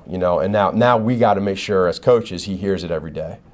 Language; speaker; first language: English; native; English